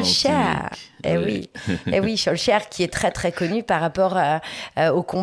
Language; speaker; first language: French; native; French